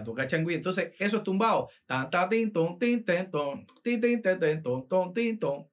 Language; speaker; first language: Spanish; native; Spanish